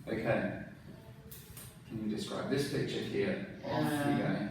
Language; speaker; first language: English; non-native, fluent; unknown